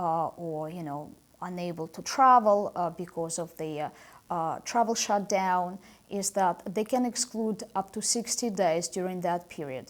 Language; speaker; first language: English; non-native, fluent; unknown